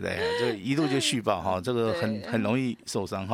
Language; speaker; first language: Chinese; native; Chinese